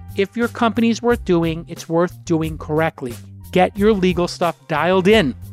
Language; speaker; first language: English; native; English